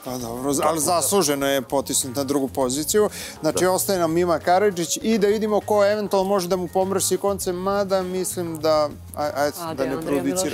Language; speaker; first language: Serbian; native; Serbian